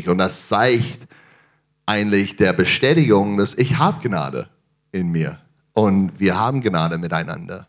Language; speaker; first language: German; non-native, fluent; English